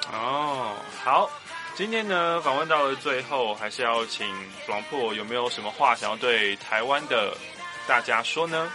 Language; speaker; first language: Chinese; native; Chinese